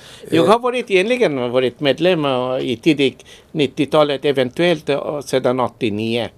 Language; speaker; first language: Swedish; non-native, fluent; Bangla